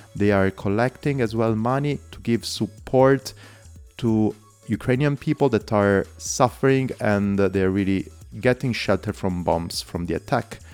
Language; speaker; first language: English; non-native, fluent; Italian